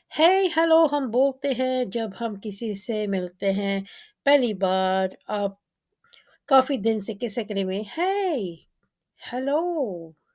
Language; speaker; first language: Urdu; non-native, local second language; Punjabi